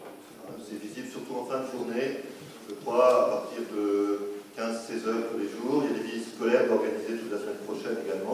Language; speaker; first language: French; native; French